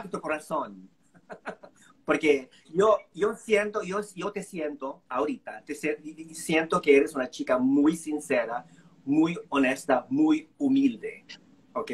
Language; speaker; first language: Spanish; non-native, fluent; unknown